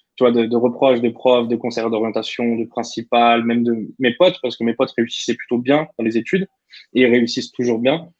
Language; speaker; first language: French; native; French